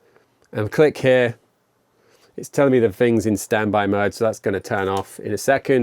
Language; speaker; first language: English; native; English